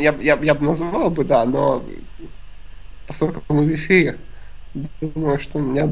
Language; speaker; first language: Russian; native; Russian